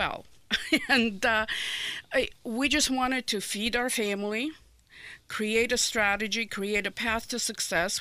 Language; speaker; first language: English; non-native, fluent; Ukrainian